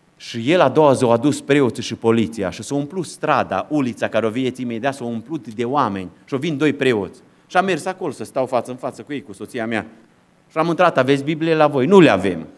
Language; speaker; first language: Romanian; native; Romanian